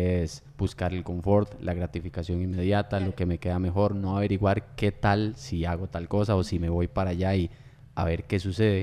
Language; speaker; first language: Spanish; native; Spanish